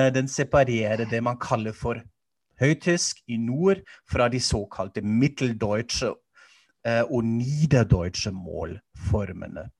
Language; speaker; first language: Norwegian; non-native, fluent; German